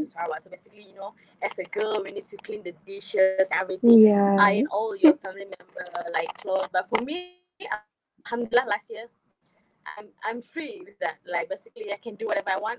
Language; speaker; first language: English; non-native, local second language; Malay